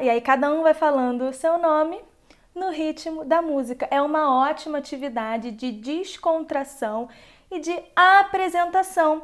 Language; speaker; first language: Portuguese; native; Portuguese